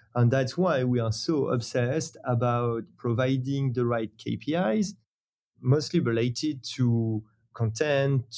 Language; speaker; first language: English; non-native, fluent; French